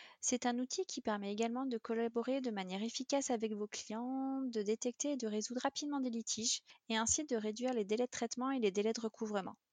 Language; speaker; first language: French; native; French